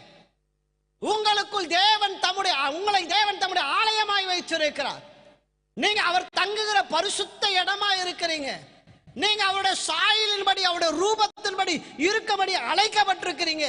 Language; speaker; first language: Tamil; native; Tamil